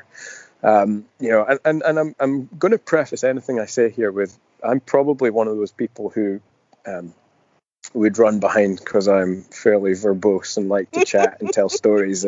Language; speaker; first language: English; native; English